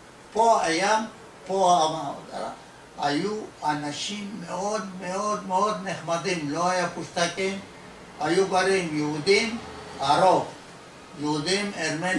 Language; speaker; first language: Hebrew; non-native, fluent; Ladino